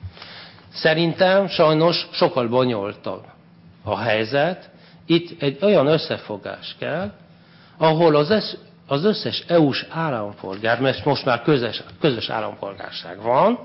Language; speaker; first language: Hungarian; non-native, fluent; French